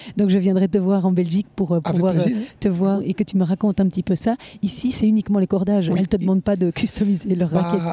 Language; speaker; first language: French; native; French